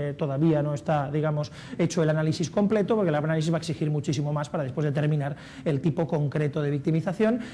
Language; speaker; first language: Spanish; native; Spanish